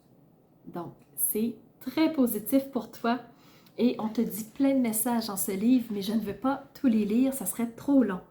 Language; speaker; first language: French; native; French